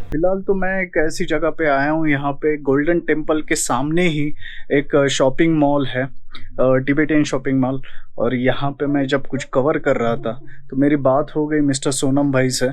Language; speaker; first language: Hindi; native; Hindi